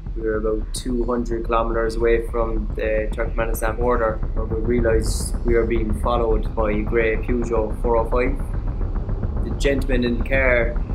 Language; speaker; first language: English; native; English